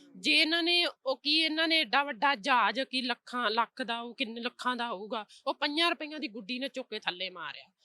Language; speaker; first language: Punjabi; native; Punjabi